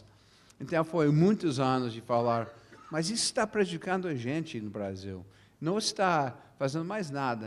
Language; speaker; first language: Portuguese; non-native, fluent; English